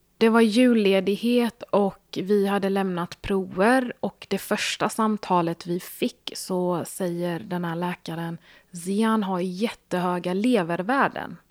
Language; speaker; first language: Swedish; early bilingual, other home language; Gujarati